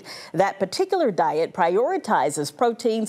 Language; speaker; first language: English; native; English